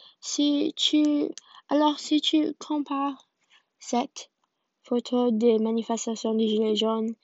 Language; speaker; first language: French; non-native, learner; English